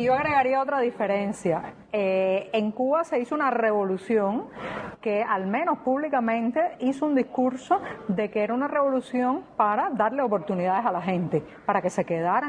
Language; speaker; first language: Spanish; native; Spanish